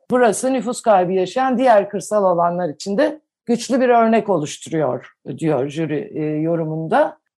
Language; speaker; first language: Turkish; native; Turkish